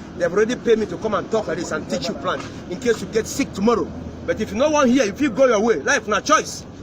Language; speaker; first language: Nigerian Pidgin; non-native, local second language; Yoruba